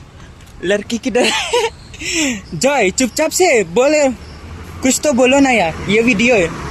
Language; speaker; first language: Hindi; non-native, local second language; Khasi